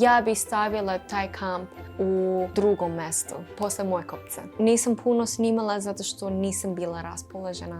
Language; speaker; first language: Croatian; non-native, learner; English